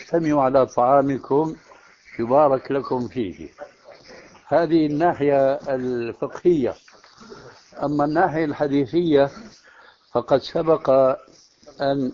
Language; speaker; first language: Arabic; early bilingual, other home language; Albanian